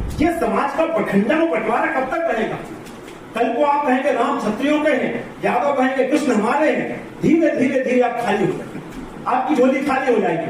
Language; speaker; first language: Hindi; native; Hindi